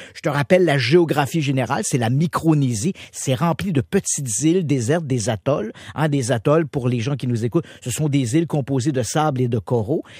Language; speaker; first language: French; native; French